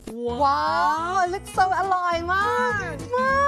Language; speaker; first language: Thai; non-native, fluent; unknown